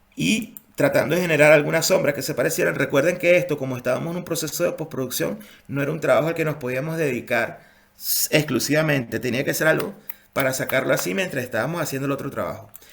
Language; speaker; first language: Spanish; native; Spanish